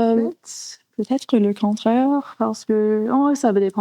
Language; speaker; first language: French; non-native, local second language; English